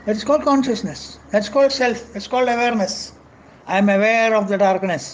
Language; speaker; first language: English; non-native, local second language; Malayalam